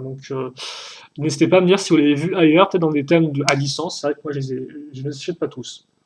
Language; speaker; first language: French; native; French